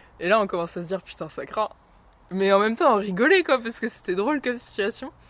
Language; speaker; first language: French; native; French